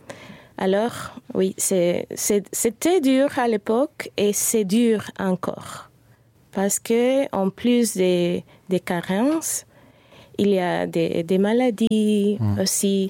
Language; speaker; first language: French; non-native, fluent; Spanish